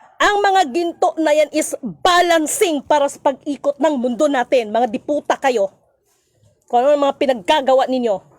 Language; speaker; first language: Filipino; non-native, local second language; Cebuano